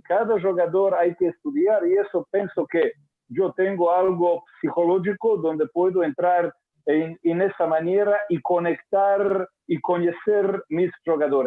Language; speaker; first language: Portuguese; non-native, learner; Croatian